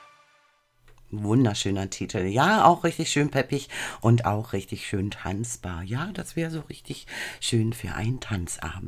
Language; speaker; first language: German; native; German